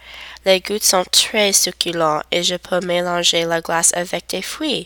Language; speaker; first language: French; non-native, learner; English